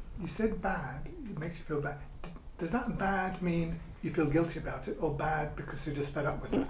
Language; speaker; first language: English; native; English